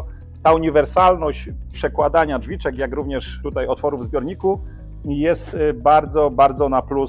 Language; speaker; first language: Polish; native; Polish